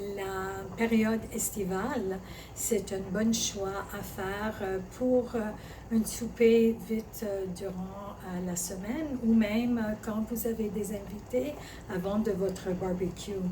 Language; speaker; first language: French; early bilingual, other home language; Italian